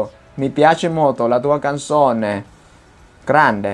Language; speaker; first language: Italian; non-native, fluent; Vietnamese